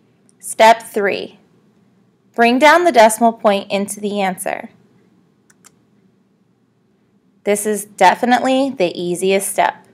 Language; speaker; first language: English; native; English